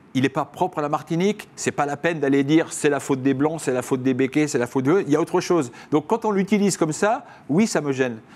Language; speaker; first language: French; native; French